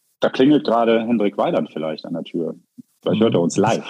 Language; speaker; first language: German; native; German